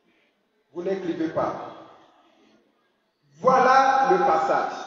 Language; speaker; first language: French; non-native, fluent; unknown